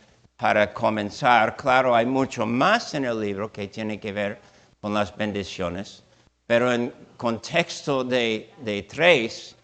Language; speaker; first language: Spanish; non-native, fluent; English